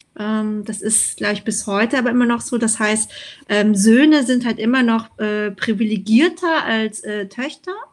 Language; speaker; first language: German; early bilingual, other home language; Vietnamese